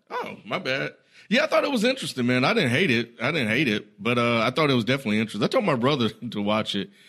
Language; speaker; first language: English; native; English